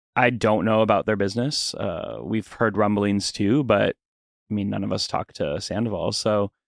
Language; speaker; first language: English; native; English